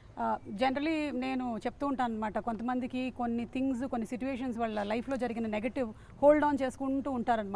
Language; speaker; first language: Telugu; native; Telugu